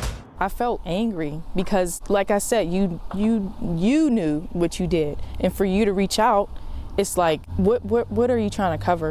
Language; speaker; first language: English; native; English